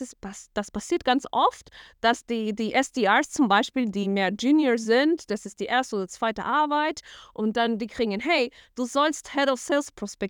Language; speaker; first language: German; non-native, fluent; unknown